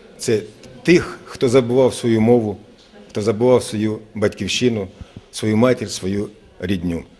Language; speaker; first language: Ukrainian; native; Ukrainian